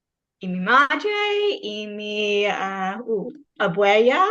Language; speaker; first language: Spanish; non-native, learner; English